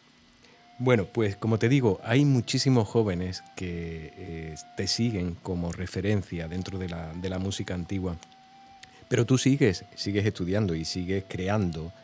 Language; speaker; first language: Spanish; native; Spanish